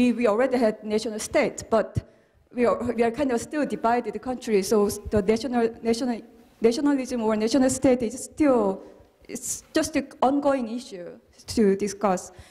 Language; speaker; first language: English; non-native, fluent; Korean